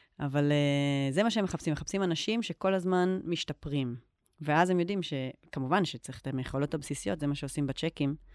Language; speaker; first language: Hebrew; native; Hebrew